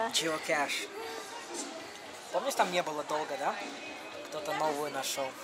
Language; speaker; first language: Russian; native; Russian